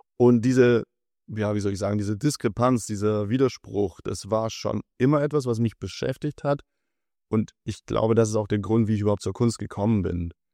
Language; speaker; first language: German; early bilingual, other home language; Russian